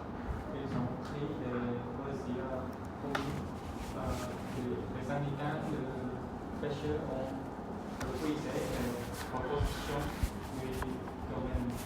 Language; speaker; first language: French; non-native, learner; Khmer